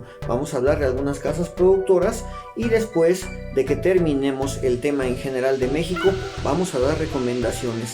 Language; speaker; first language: Spanish; native; Spanish